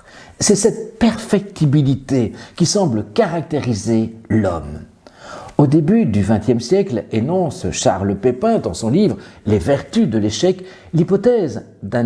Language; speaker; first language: French; native; French